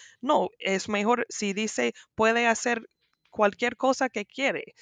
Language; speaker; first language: Spanish; non-native, learner; English